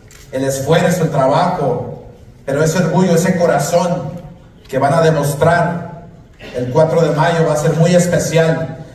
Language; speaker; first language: Spanish; early bilingual, heritage; Spanish